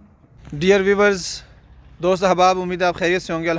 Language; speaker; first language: Urdu; native; Urdu